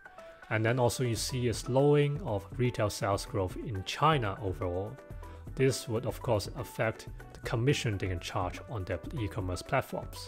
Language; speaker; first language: English; non-native, local second language; Cantonese